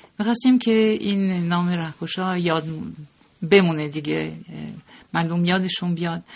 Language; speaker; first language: Persian; non-native, fluent; French